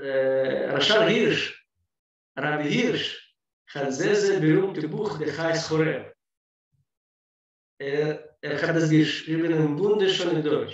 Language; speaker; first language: German; non-native, fluent; Russian